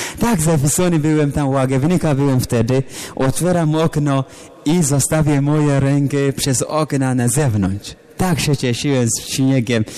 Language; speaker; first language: Polish; non-native, learner; Amharic